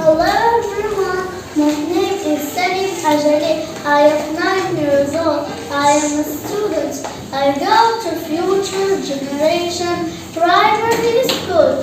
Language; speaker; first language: English; non-native, learner; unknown